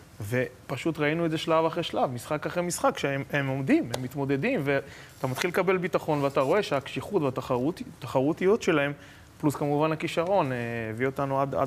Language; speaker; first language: Hebrew; native; Hebrew